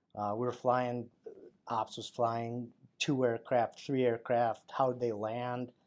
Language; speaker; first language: English; native; English